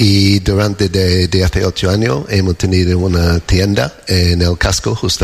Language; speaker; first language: Spanish; non-native, fluent; English